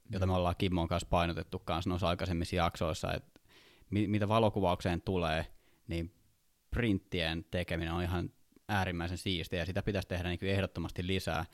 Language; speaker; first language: Finnish; native; Finnish